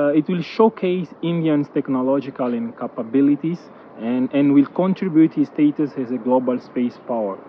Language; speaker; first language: English; non-native, learner; Portuguese